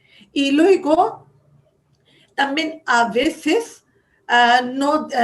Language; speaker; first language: Spanish; non-native, fluent; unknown